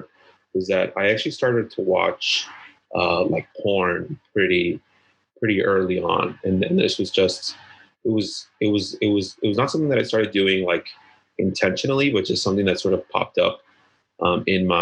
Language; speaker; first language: English; native; English